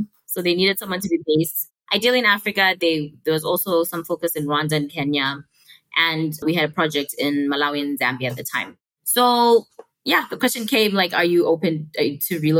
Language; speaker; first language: English; non-native, local second language; Shona